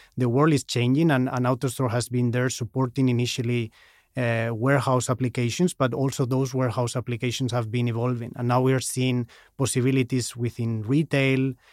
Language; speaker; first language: English; non-native, fluent; Spanish